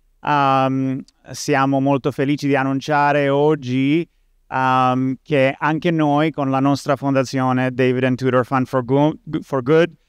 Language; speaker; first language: Italian; non-native, learner; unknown